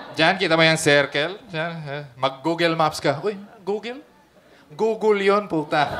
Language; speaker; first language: Filipino; non-native, local second language; Cebuano